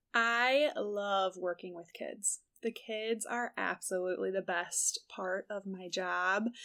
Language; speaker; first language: English; native; English